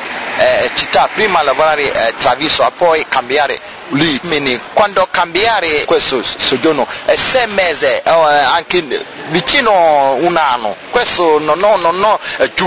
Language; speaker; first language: Italian; non-native, learner; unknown